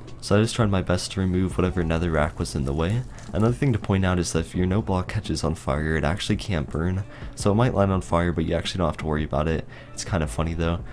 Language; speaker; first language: English; native; English